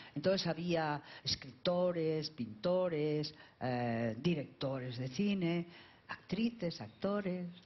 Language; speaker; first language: Spanish; native; Spanish